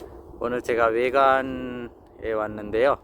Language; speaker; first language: Korean; non-native, fluent; Sinhala